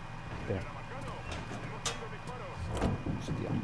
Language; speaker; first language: Spanish; native; Spanish